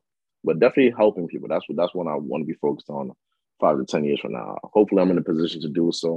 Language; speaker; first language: English; native; English